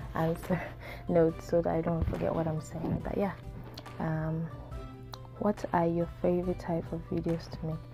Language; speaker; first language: English; non-native, local second language; Akan